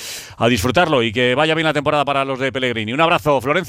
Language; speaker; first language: Spanish; native; Spanish